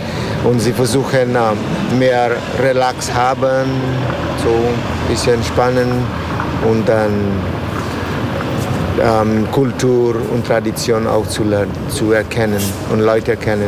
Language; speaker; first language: German; non-native, learner; Spanish